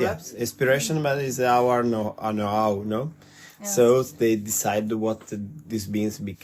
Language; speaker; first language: English; non-native, learner; Italian